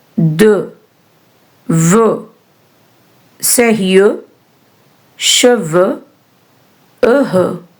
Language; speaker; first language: French; non-native, fluent; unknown